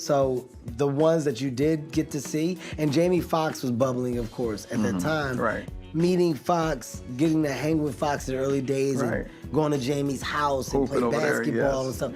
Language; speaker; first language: English; native; English